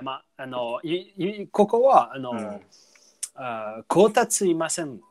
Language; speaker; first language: Japanese; non-native, learner; English